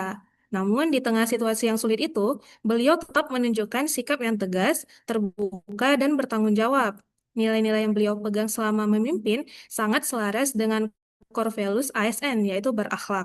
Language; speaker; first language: Indonesian; native; Indonesian